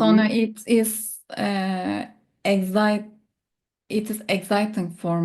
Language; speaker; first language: English; non-native, learner; Turkish